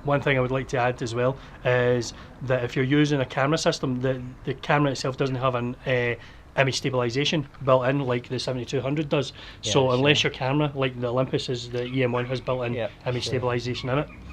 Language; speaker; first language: English; native; English